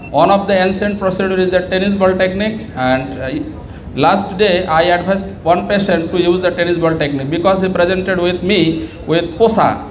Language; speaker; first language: English; non-native, local second language; Bangla